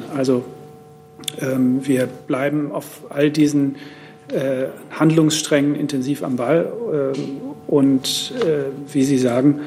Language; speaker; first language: German; native; German